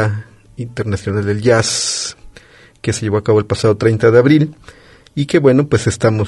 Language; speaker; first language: Spanish; native; Spanish